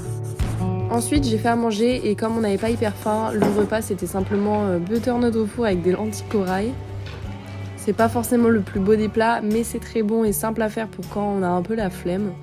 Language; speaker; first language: French; native; French